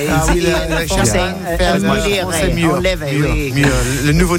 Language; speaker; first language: French; non-native, learner; English